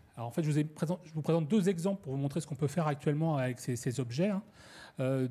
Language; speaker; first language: French; native; French